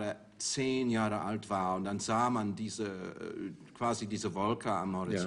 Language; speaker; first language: German; non-native, fluent; English